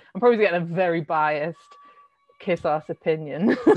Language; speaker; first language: English; native; English